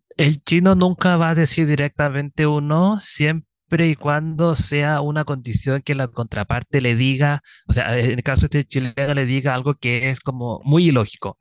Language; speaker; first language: Spanish; early bilingual, other home language; Chinese